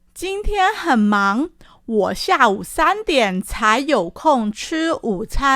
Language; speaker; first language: Chinese; non-native, fluent; Thai